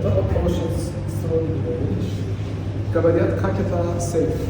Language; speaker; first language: Russian; non-native, learner; Persian